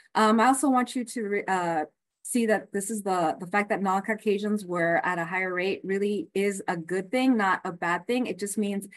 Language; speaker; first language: English; native; English